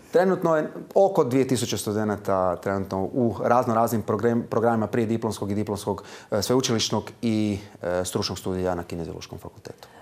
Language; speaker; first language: Croatian; native; Croatian